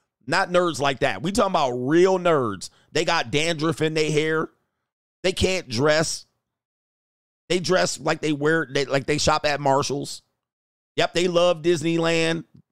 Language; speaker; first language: English; native; English